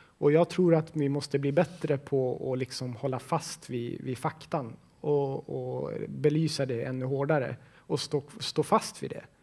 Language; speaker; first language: Swedish; native; Swedish